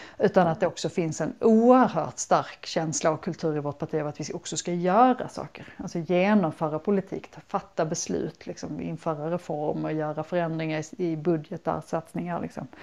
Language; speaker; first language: Swedish; native; Swedish